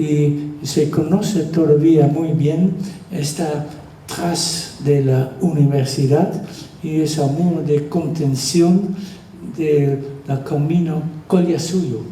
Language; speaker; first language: Spanish; non-native, fluent; Dutch